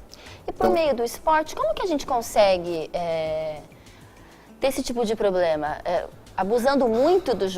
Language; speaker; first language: Portuguese; native; Portuguese